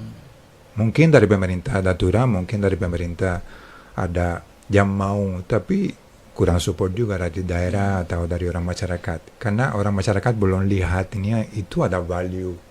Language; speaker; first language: Indonesian; non-native, fluent; Spanish